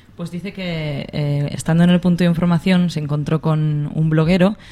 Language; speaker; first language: Spanish; native; Spanish